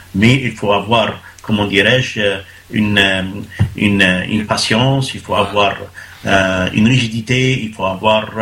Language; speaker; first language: French; non-native, local second language; Arabic